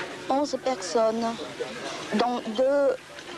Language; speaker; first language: French; non-native, local second language; Khmer